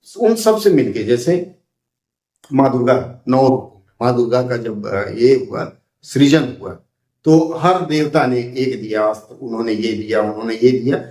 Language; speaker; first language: Hindi; native; Hindi